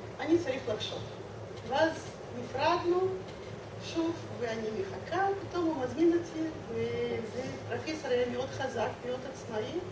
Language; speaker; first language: Hebrew; non-native, fluent; Russian